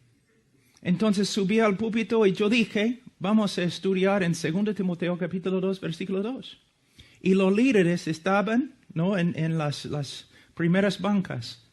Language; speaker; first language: Spanish; non-native, fluent; English